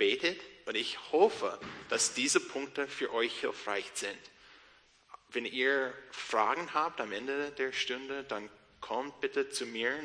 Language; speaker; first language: German; non-native, learner; English